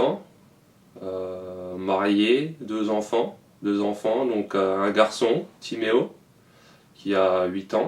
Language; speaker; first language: French; native; French